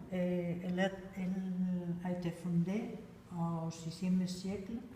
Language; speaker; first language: French; non-native, learner; Spanish